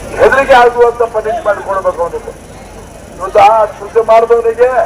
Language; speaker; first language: Kannada; non-native, local second language; Lambadi